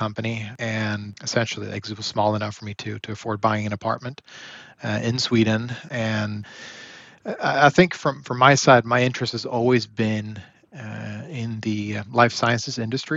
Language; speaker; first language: English; native; English